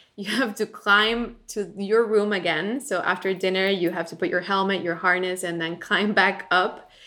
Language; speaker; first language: English; non-native, fluent; Spanish